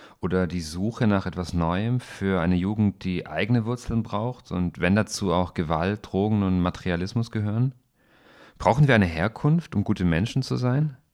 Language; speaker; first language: German; native; German